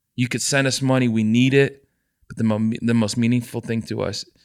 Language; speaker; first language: English; native; English